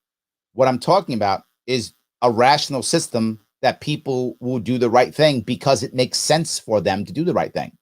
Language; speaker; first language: English; native; English